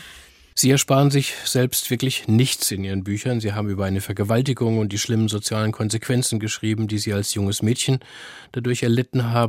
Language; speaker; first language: German; native; German